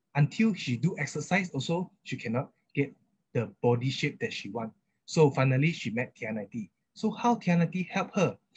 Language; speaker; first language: English; non-native, local second language; Chinese